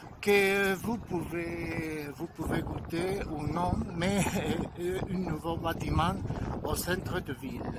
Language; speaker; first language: French; non-native, learner; Spanish